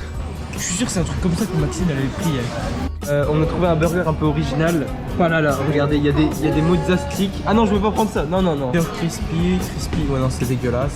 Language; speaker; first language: French; native; French